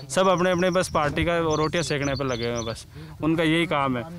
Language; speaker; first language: Hindi; native; Hindi